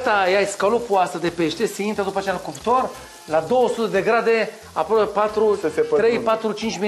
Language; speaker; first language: Romanian; non-native, learner; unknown